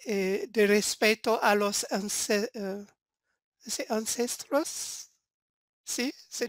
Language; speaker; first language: Spanish; non-native, fluent; French